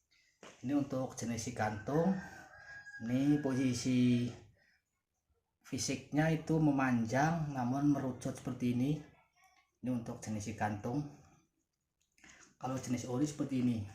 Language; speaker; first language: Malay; non-native, local second language; Javanese